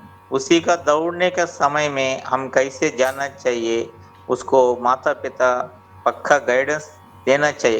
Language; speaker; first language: Hindi; non-native, local second language; Telugu